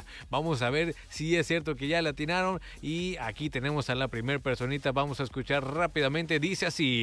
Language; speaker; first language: Spanish; native; Spanish